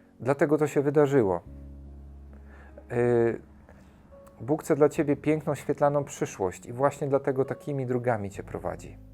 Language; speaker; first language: Polish; native; Polish